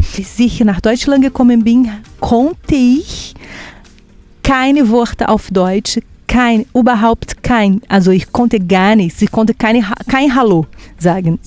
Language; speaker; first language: German; non-native, fluent; Portuguese